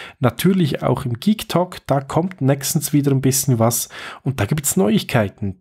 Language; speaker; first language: German; native; German